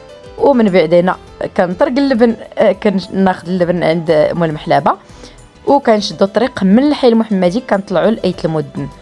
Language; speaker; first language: Arabic; native; Arabic